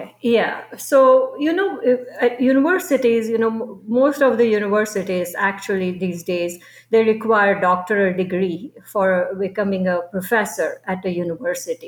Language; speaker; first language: English; non-native, local second language; Gujarati